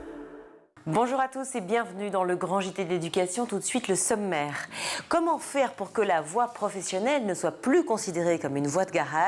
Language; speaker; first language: French; native; French